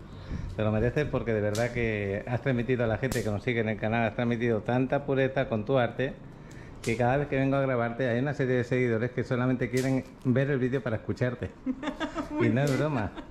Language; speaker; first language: Spanish; native; Spanish